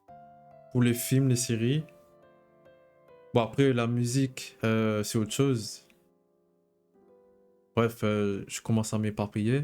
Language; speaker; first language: French; native; French